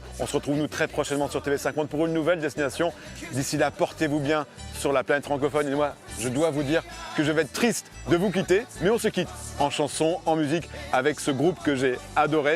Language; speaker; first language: French; native; French